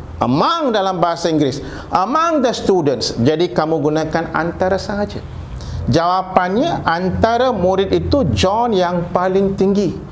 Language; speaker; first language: Malay; non-native, local second language; Tamil